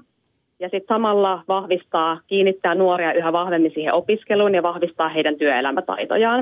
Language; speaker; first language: Finnish; native; Finnish